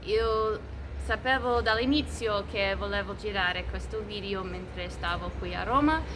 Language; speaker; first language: Italian; non-native, fluent; English